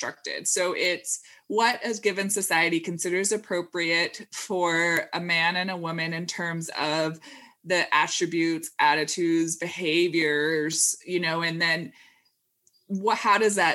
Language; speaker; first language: English; native; English